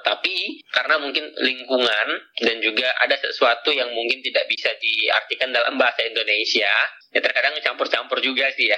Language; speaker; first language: Indonesian; native; Indonesian